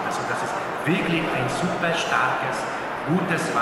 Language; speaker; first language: German; non-native, fluent; Hungarian